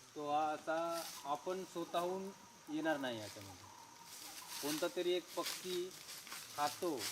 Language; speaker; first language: Marathi; non-native, local second language; Gondi